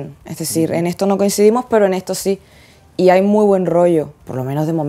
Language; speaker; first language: Spanish; native; Spanish